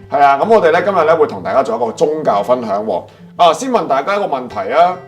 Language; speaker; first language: Cantonese; native; Cantonese